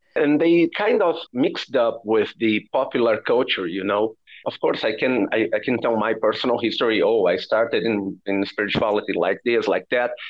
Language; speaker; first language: English; non-native, fluent; Portuguese